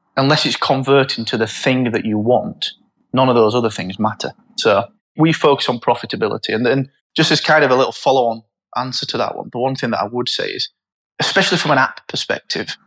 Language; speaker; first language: English; native; English